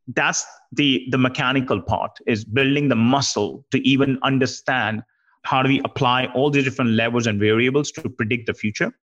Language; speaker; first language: English; non-native, local second language; Hindi